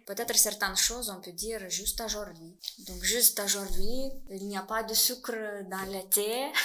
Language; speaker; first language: French; non-native, fluent; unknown